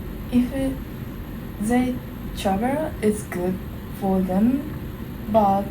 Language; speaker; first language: English; non-native, learner; Japanese